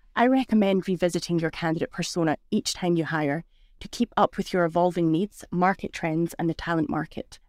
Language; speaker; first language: English; native; English